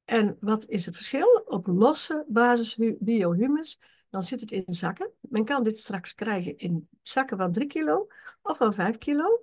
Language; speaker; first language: Dutch; native; Dutch